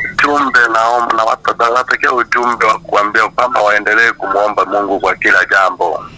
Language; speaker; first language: Swahili; native; Swahili